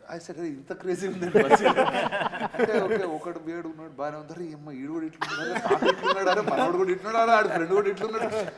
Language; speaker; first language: Telugu; native; Telugu